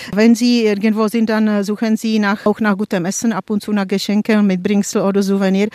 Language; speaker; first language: German; non-native, fluent; Czech